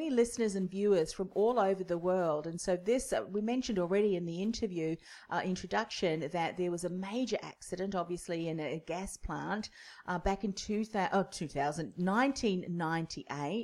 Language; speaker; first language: English; native; English